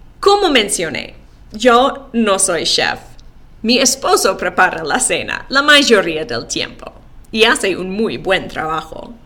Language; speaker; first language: Spanish; non-native, fluent; English